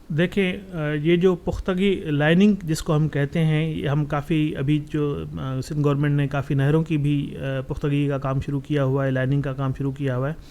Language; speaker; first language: Urdu; non-native, local second language; Sindhi